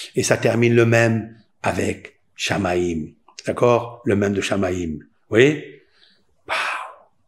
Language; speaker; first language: French; non-native, local second language; Spanish